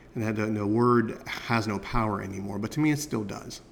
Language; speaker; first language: English; native; English